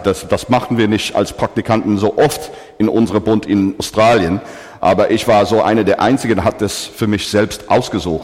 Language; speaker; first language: German; non-native, fluent; English